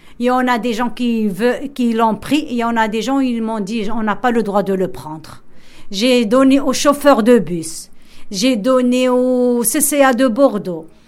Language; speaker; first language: French; non-native, local second language; Arabic